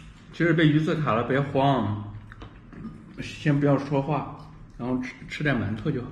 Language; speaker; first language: Chinese; native; Chinese